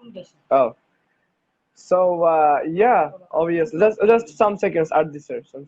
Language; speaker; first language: English; non-native, learner; Bangla